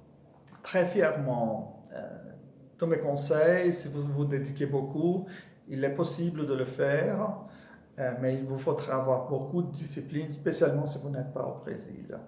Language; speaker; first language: French; non-native, fluent; Portuguese